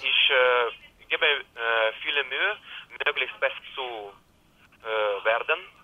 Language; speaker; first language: German; non-native, learner; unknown